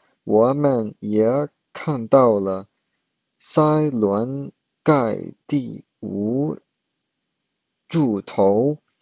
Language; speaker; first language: Chinese; early bilingual, heritage; Chinese